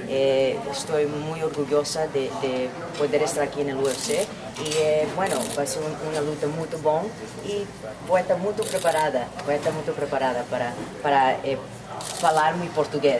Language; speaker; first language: Portuguese; non-native, learner; Spanish